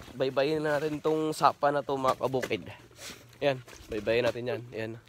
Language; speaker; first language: Filipino; non-native, local second language; Cebuano